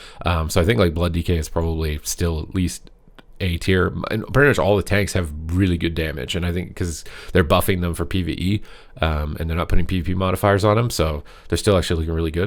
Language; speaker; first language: English; native; English